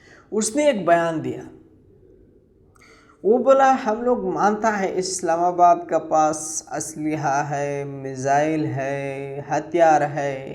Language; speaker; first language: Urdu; non-native, local second language; Pashto